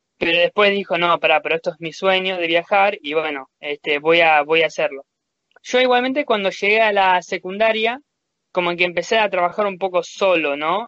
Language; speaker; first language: Spanish; early bilingual, heritage; Spanish